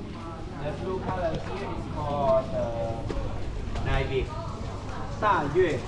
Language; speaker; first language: English; non-native, fluent; Vietnamese